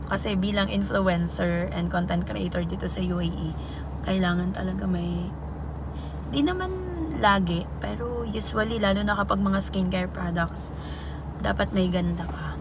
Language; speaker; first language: Filipino; non-native, local second language; Waray